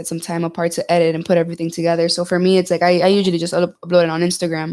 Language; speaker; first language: English; native; English